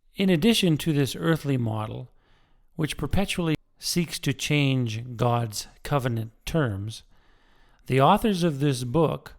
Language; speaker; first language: English; native; English